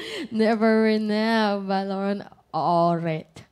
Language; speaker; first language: English; non-native, local second language; Chinese